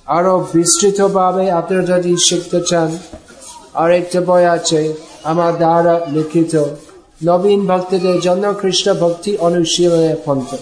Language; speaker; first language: Bangla; non-native, fluent; English